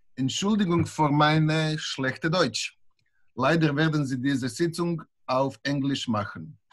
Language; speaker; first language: German; non-native, learner; Croatian